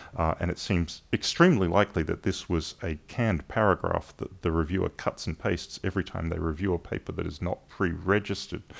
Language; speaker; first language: English; native; English